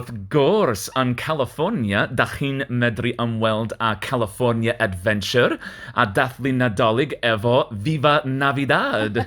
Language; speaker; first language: Welsh; non-native, learner; English